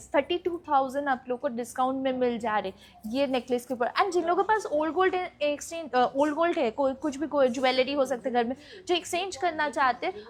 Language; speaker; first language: Hindi; non-native, local second language; Bangla